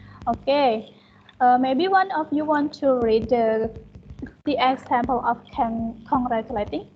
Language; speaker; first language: English; non-native, fluent; Indonesian